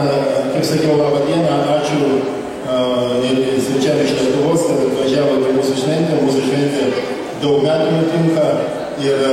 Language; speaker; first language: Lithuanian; non-native, fluent; Russian